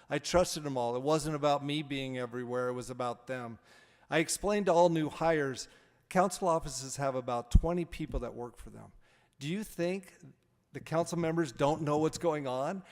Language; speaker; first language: English; native; English